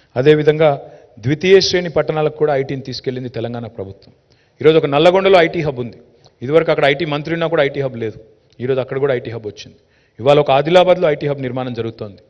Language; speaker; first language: Telugu; native; Telugu